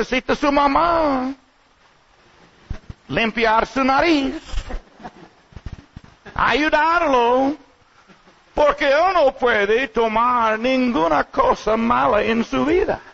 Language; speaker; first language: Spanish; non-native, learner; English